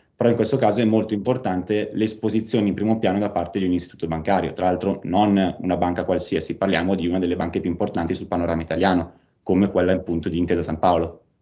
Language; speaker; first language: Italian; native; Italian